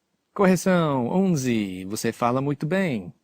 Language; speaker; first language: Portuguese; non-native, fluent; English